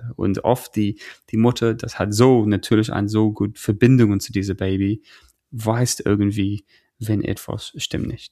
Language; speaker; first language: German; non-native, fluent; English